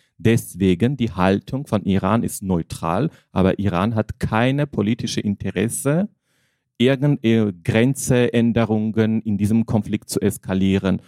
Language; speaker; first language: German; non-native, fluent; Armenian